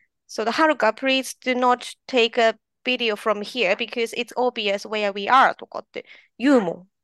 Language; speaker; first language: English; non-native, fluent; Japanese